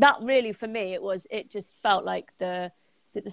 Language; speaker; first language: English; native; English